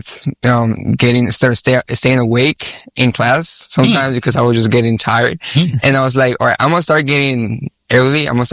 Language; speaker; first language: English; non-native, fluent; Spanish